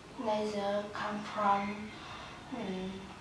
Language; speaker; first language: English; non-native, learner; Vietnamese